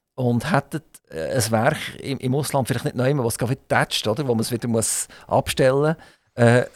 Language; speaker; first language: German; native; German